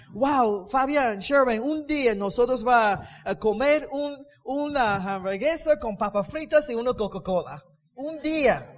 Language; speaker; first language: Spanish; non-native, learner; English